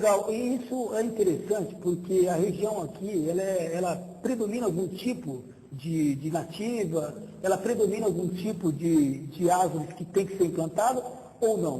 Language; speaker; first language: Portuguese; native; Portuguese